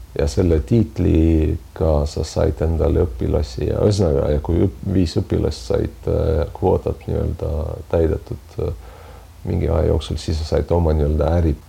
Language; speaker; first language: Estonian; non-native, local second language; Russian